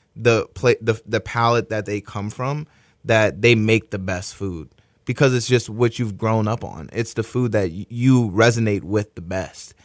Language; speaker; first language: English; native; English